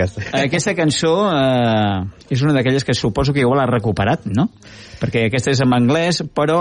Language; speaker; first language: Catalan; native; Catalan